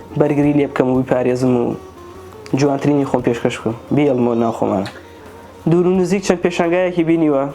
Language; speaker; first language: Central Kurdish; native; Central Kurdish